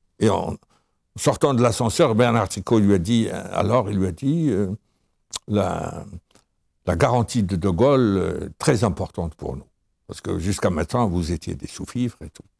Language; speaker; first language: French; non-native, local second language; Arabic